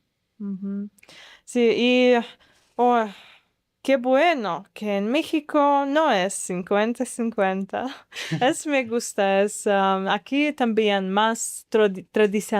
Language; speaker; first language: Spanish; non-native, learner; Russian